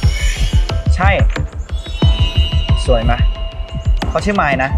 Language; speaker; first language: Thai; native; Thai